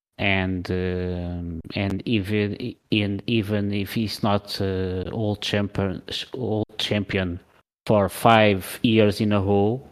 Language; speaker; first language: English; non-native, learner; Portuguese